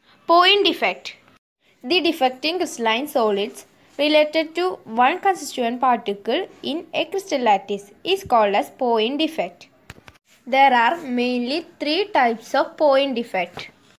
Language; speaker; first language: English; non-native, local second language; Malayalam